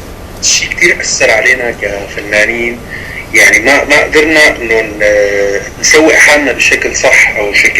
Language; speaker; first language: Arabic; native; Arabic